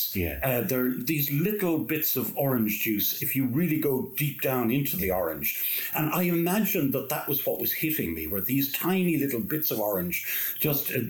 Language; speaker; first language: English; native; English